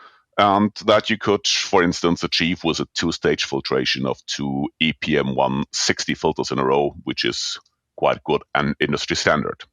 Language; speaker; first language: English; non-native, fluent; German